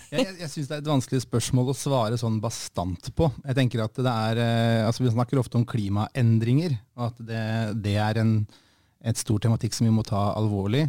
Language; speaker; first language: Norwegian; native; Norwegian